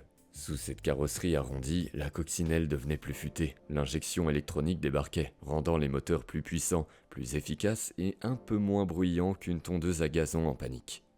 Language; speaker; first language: French; native; French